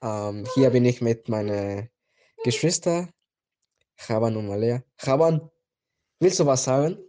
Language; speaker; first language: German; non-native, learner; Spanish